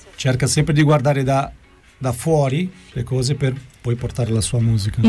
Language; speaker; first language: Italian; non-native, fluent; Portuguese